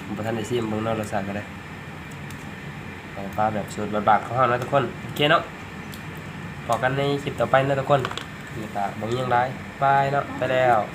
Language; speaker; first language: Thai; non-native, local second language; Northeastern Thai